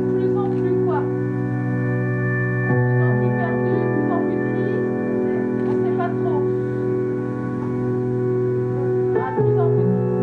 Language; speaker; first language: French; native; French